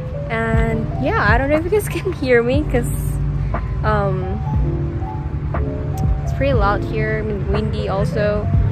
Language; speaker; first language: English; non-native, fluent; Indonesian